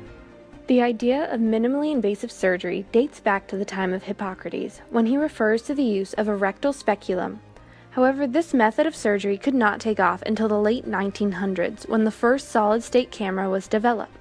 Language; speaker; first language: English; native; English